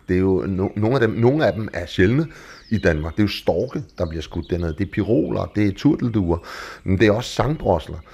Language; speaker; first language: Danish; native; Danish